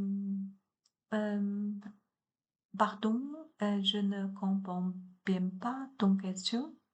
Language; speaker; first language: French; non-native, learner; Chinese